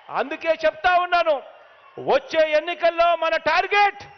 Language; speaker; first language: Telugu; native; Telugu